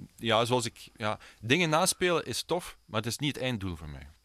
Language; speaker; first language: Dutch; early bilingual, other home language; Swedish